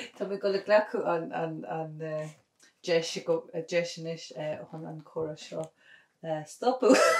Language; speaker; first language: Irish; non-native, local second language; English